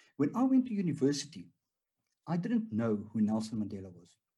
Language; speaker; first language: English; non-native, local second language; Afrikaans